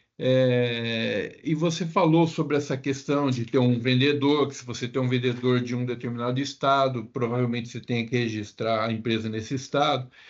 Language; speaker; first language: Portuguese; native; Portuguese